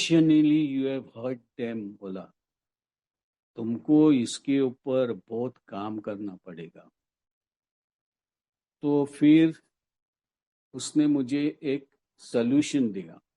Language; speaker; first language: Hindi; non-native, local second language; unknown